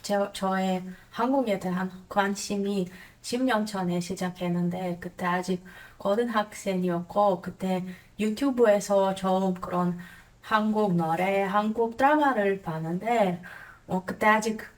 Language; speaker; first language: Korean; non-native, fluent; Croatian